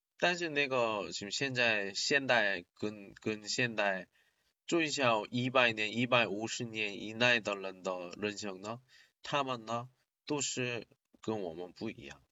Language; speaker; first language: Chinese; non-native, learner; Korean